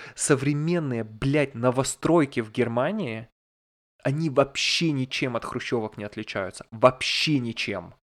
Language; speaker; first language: Russian; native; Russian